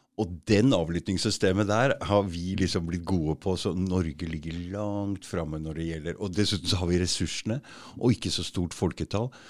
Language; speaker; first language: Norwegian; native; Norwegian